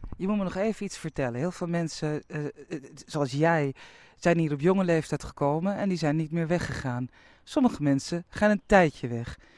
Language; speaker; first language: Dutch; native; Dutch